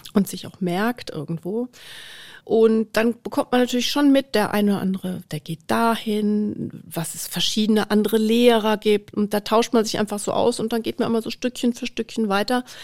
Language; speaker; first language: German; native; German